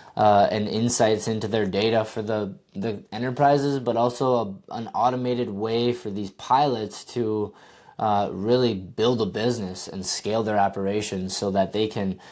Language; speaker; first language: English; native; English